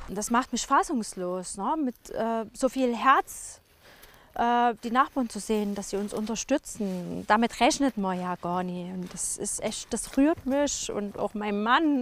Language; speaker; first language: German; native; German